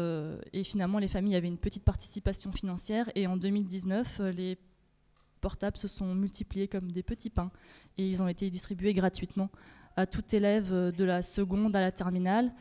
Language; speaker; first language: French; native; French